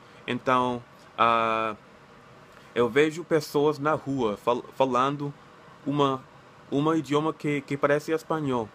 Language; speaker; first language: Portuguese; non-native, learner; English